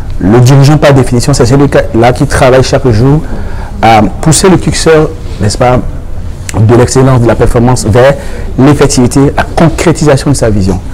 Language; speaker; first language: French; non-native, local second language; Wolof